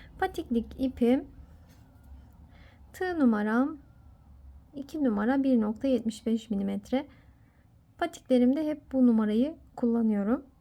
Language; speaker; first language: Turkish; native; Turkish